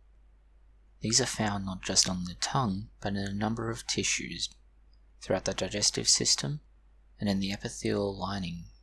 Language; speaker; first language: English; native; English